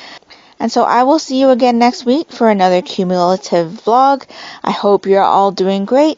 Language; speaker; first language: English; native; English